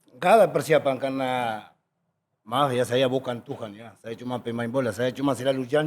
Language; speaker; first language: Indonesian; non-native, fluent; Spanish